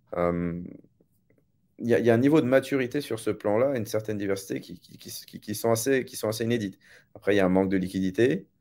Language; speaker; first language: French; native; French